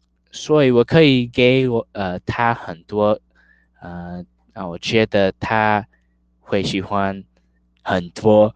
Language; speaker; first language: Chinese; non-native, learner; English